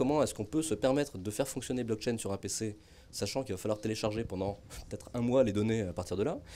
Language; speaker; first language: French; native; French